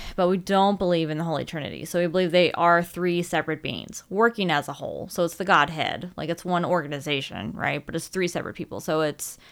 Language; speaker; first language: English; native; English